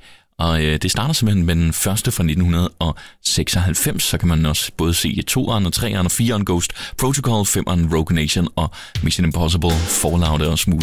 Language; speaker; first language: Danish; native; Danish